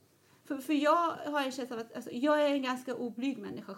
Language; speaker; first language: Swedish; non-native, fluent; Persian